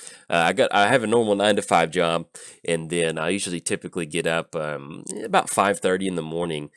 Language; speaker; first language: English; native; English